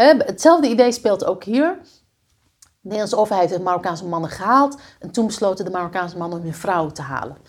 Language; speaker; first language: Dutch; early bilingual, other home language; Riffian